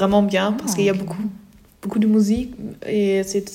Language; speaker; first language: French; non-native, fluent; German